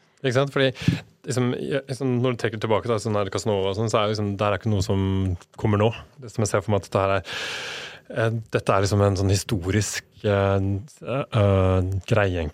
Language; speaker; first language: Norwegian; native; Norwegian